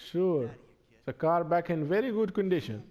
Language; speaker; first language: English; non-native, learner; Arabic